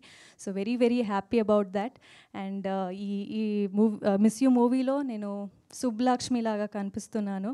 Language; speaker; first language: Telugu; non-native, fluent; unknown